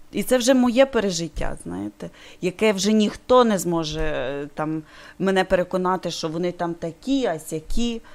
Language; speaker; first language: Ukrainian; native; Ukrainian